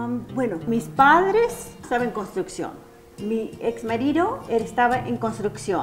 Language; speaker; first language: Spanish; non-native, fluent; English